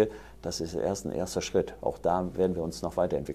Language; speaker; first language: German; native; German